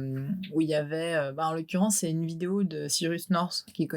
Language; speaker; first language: French; native; French